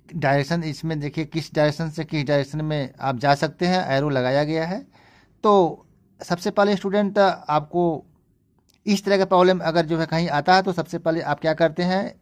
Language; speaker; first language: Hindi; native; Hindi